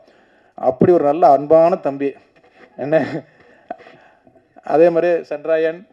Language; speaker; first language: Tamil; native; Tamil